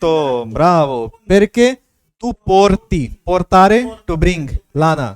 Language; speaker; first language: Italian; non-native, fluent; Hindi